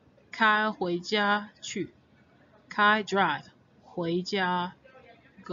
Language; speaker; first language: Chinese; non-native, fluent; English